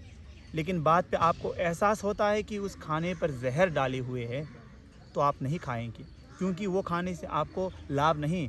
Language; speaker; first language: Hindi; non-native, local second language; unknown